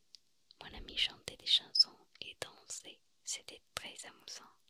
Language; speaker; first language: French; non-native, fluent; Spanish